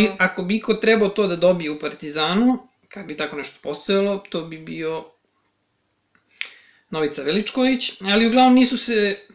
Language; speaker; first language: Serbian; native; Serbian